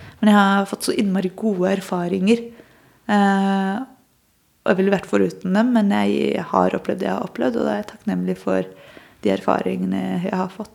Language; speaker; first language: Norwegian; early bilingual, other home language; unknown